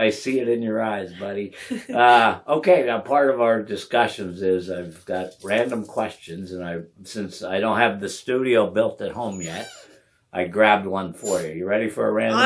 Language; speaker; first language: English; native; English